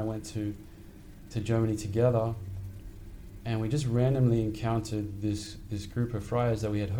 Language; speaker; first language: English; native; English